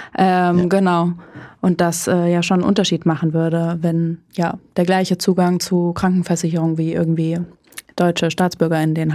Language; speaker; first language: German; native; German